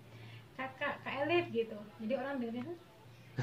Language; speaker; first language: Indonesian; native; Indonesian